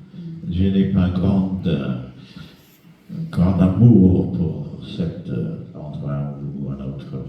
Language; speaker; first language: French; non-native, fluent; English